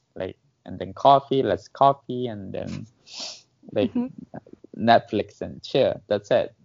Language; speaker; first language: English; non-native, fluent; Korean